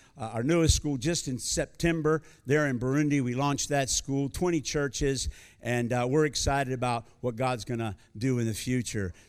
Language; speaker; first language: English; native; English